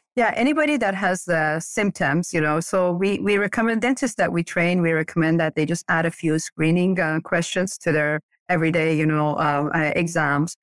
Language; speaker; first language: English; early bilingual, other home language; Persian